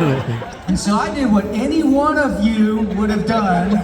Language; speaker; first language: English; native; English